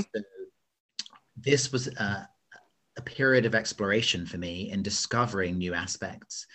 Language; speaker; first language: English; native; English